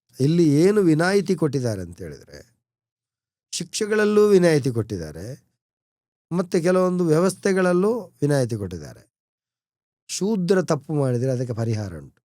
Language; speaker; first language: Kannada; non-native, local second language; Tulu